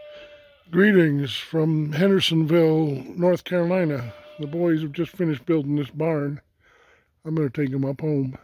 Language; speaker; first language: English; native; English